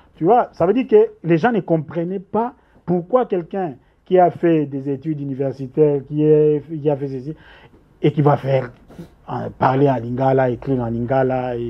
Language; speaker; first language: French; non-native, local second language; Lingala